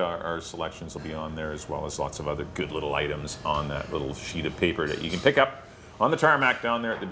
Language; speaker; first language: English; native; English